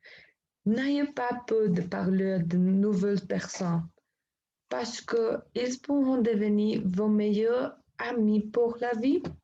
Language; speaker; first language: French; non-native, learner; Spanish